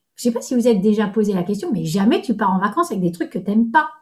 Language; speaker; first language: French; native; French